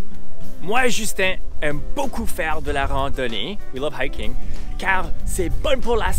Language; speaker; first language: French; non-native, local second language; English